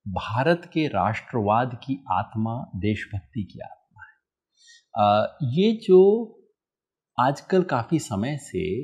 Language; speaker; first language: Hindi; native; Hindi